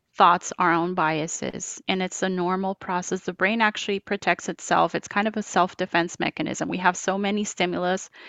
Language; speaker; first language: English; non-native, fluent; Spanish